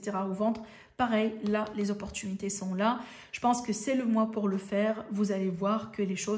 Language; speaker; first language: French; native; French